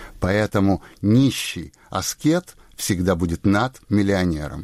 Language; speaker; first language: Russian; native; Russian